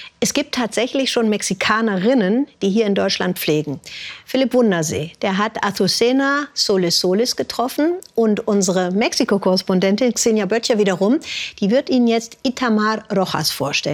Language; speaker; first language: German; native; German